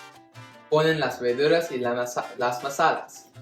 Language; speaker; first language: Spanish; non-native, learner; English